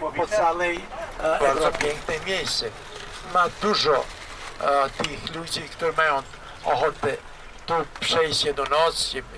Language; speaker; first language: Polish; non-native, learner; Albanian